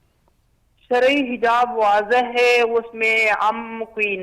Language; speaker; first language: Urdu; non-native, learner; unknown